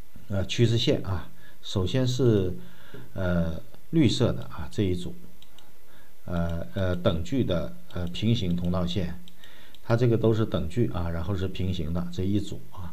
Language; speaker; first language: Chinese; native; Chinese